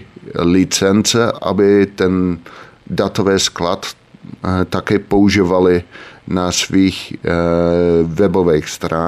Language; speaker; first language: Czech; non-native, fluent; Dutch